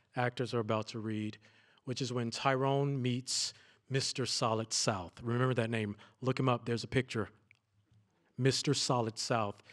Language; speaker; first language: English; native; English